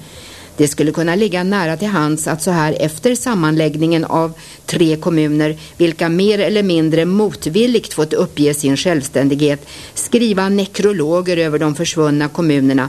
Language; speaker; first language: Swedish; native; Swedish